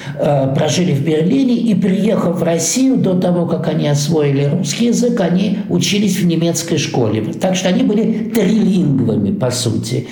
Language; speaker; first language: Russian; native; Russian